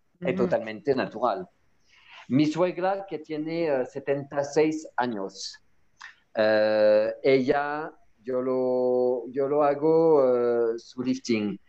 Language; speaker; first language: Spanish; non-native, learner; French